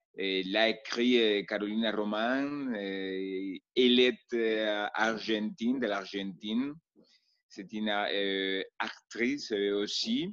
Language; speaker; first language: French; non-native, learner; Spanish